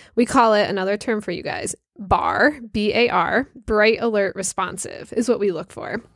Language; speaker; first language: English; native; English